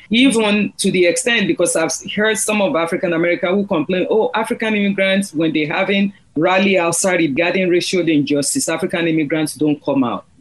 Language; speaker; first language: English; non-native, local second language; Yoruba